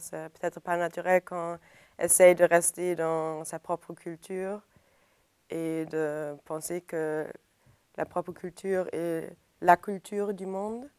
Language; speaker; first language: French; non-native, fluent; German